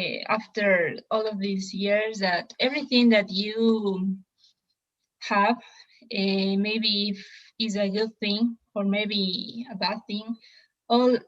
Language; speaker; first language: English; non-native, learner; Spanish